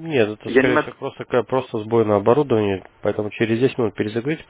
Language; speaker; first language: Russian; native; Russian